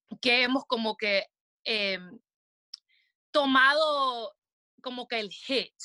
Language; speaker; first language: Spanish; early bilingual, heritage; Spanish